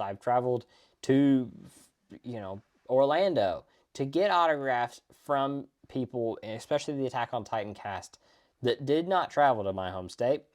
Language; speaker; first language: English; native; English